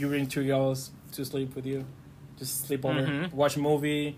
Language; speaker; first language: English; non-native, fluent; Spanish